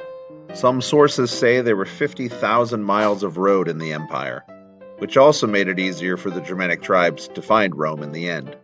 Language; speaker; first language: English; native; English